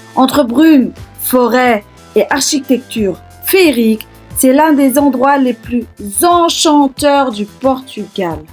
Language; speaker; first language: French; early bilingual, other home language; Portuguese